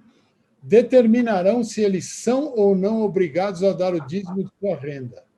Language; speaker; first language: Portuguese; native; Portuguese